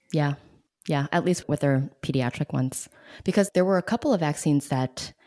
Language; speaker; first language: English; native; English